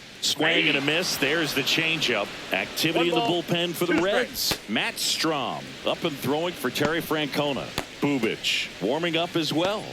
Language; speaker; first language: English; native; English